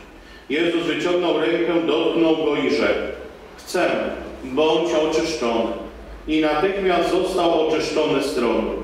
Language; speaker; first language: Polish; native; Polish